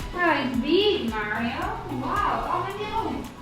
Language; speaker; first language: English; non-native, learner; Spanish